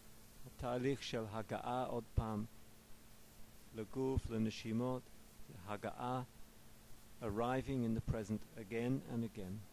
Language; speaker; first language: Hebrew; non-native, fluent; English